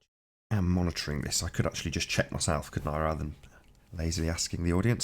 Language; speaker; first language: English; native; English